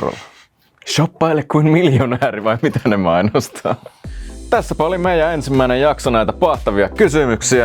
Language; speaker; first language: Finnish; native; Finnish